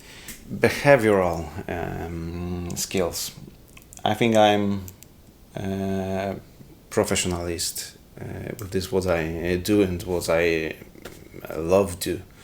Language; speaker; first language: English; non-native, learner; Polish